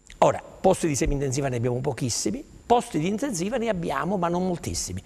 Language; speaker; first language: Italian; native; Italian